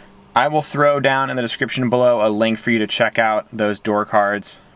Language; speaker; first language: English; native; English